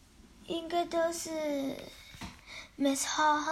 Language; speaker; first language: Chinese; early bilingual, heritage; Chinese